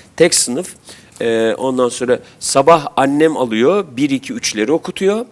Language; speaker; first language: Turkish; native; Turkish